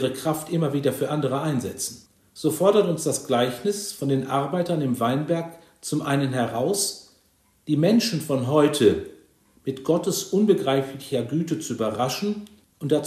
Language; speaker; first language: German; native; German